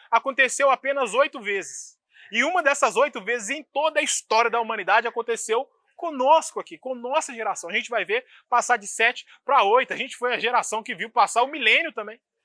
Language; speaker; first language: Portuguese; native; Portuguese